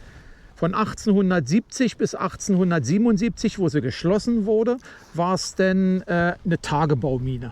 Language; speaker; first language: German; native; German